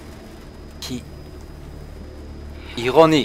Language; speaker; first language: Japanese; non-native, learner; German